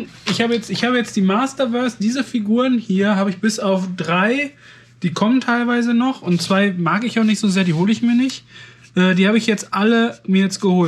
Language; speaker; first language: German; native; German